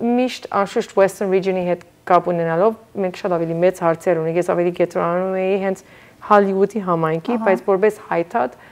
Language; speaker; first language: Armenian; early bilingual, heritage; Armenian